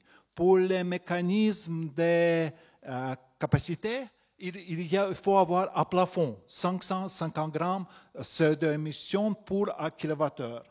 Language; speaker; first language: French; non-native, fluent; Latvian